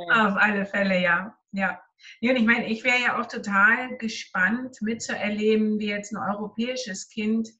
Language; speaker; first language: German; native; German